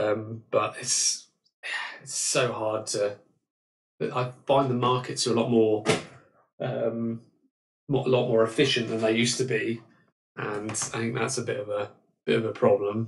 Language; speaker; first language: English; native; English